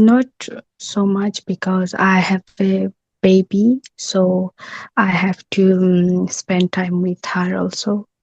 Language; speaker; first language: English; non-native, learner; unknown